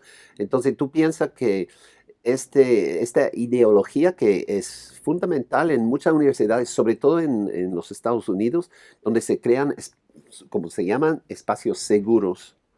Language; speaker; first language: Spanish; non-native, fluent; English